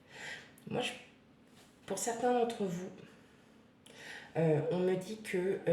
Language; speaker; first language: French; native; French